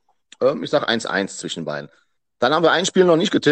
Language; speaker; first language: German; native; German